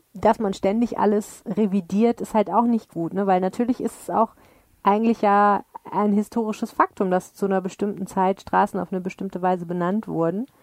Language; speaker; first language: German; native; German